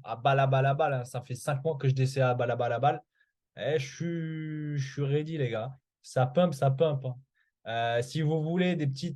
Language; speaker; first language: French; native; French